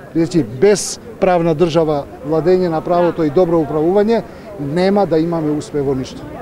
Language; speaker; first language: Macedonian; non-native, local second language; Albanian